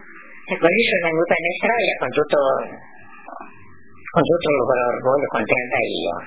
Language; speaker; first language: Italian; non-native, local second language; Friulian